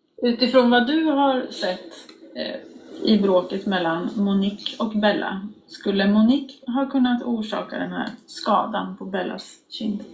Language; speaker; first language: Swedish; native; Swedish